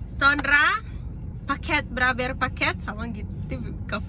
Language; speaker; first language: Turkish; non-native, learner; Indonesian